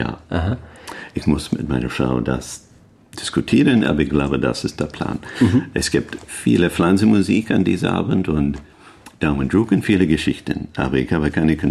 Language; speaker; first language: German; non-native, learner; English